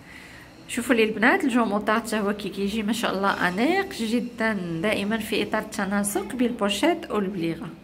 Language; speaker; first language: Arabic; native; Arabic